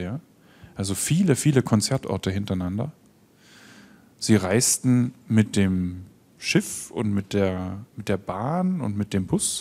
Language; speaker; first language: German; native; German